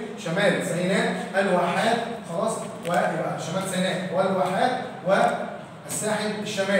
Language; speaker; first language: Arabic; native; Arabic